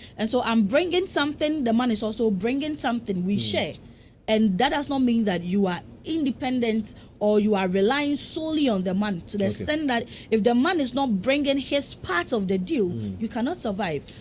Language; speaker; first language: English; non-native, local second language; Akan